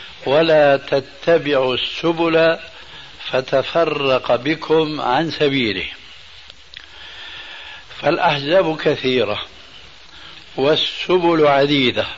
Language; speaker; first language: Arabic; early bilingual, other home language; Albanian